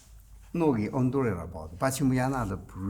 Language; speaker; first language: Russian; non-native, learner; Chinese